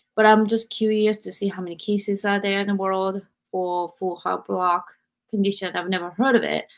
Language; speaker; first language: English; non-native, fluent; Japanese